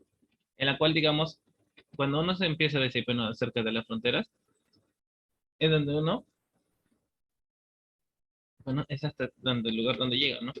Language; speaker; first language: Spanish; native; Spanish